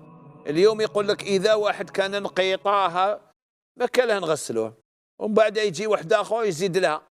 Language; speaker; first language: Arabic; native; Arabic